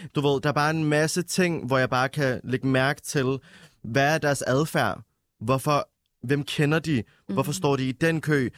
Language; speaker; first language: Danish; early bilingual, other home language; Arabic